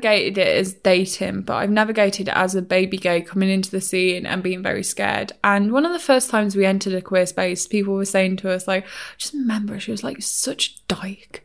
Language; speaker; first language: English; native; English